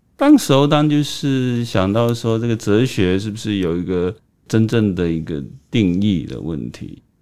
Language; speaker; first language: Chinese; native; Chinese